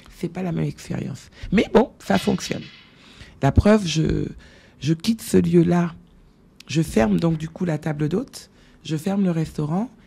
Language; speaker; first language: French; native; French